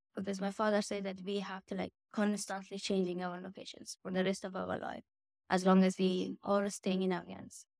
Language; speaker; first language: English; non-native, fluent; Persian